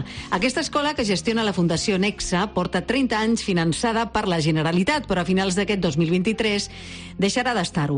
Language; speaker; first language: Catalan; native; Catalan